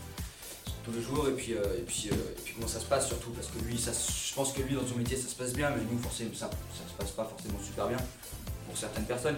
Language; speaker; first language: French; native; French